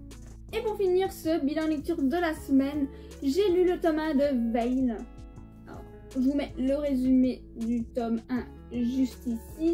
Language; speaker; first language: French; native; French